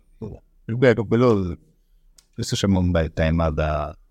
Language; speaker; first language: Italian; native; Italian